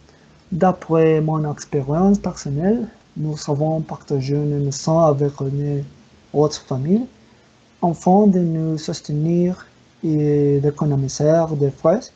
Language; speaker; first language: French; non-native, learner; Spanish